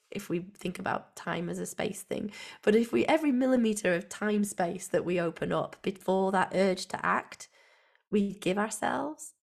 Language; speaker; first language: English; native; English